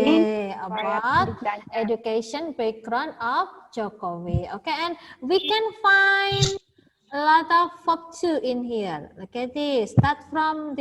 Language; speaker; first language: English; non-native, learner; Indonesian